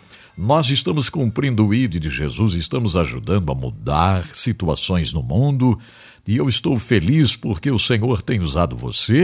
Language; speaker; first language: Portuguese; native; Portuguese